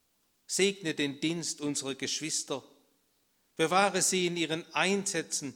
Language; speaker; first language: German; native; German